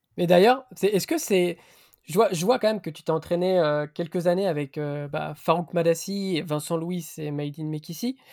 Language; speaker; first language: French; native; French